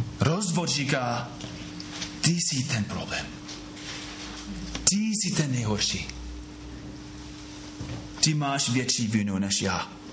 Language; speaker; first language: Czech; non-native, fluent; English